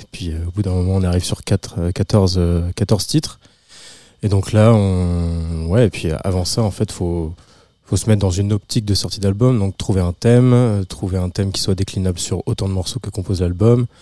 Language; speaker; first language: French; native; French